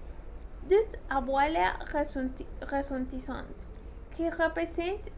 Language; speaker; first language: French; non-native, learner; Spanish